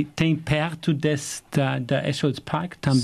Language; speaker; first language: Portuguese; non-native, learner; German